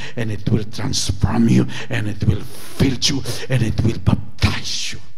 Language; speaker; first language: English; non-native, local second language; Filipino